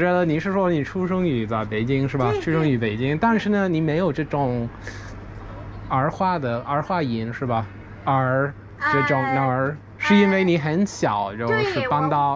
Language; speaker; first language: Chinese; non-native, fluent; English